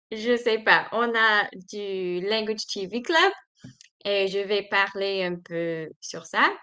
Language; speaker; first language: French; non-native, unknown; English